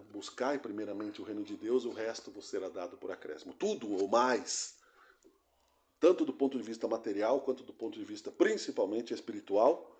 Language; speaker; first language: Portuguese; native; Portuguese